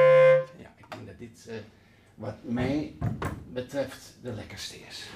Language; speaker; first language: Dutch; native; Dutch